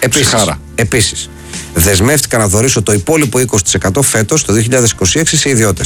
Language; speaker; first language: Greek; native; Greek